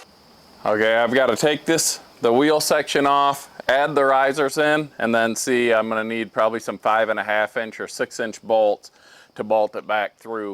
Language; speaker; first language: English; native; English